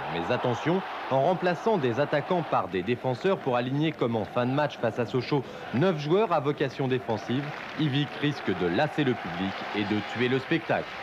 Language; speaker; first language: French; native; French